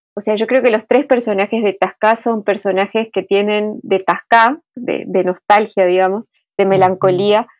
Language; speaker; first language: Spanish; native; Spanish